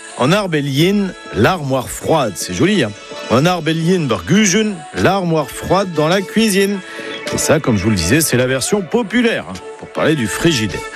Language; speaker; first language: French; native; French